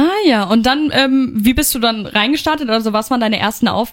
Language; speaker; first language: German; native; German